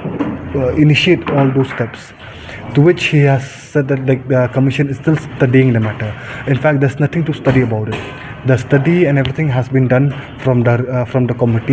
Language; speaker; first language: English; non-native, local second language; Khasi